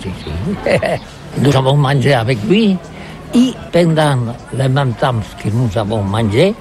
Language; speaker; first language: French; non-native, learner; Catalan